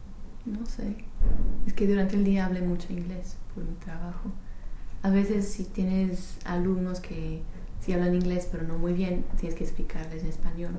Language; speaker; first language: Spanish; non-native, fluent; English